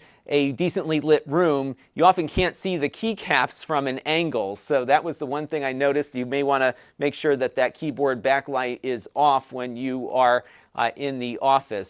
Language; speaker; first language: English; native; English